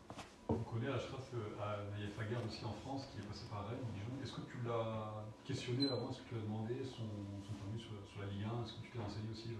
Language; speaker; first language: French; native; French